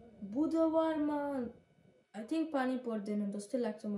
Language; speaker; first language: Nepali; early bilingual, heritage; Nepali